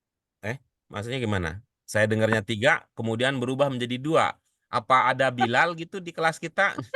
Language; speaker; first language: Indonesian; native; Indonesian